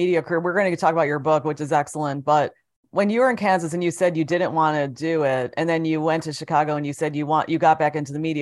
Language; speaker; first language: English; native; English